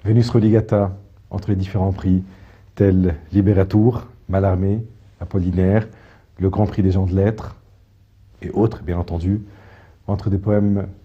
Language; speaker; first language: French; non-native, local second language; Arabic